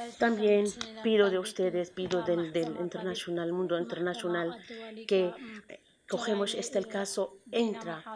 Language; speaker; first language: Spanish; non-native, learner; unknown